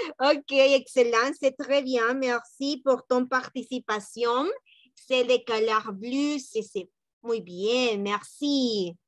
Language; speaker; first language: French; non-native, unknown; Spanish